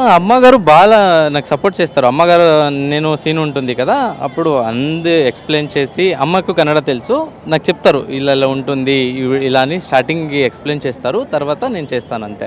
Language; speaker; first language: Telugu; non-native, learner; Kannada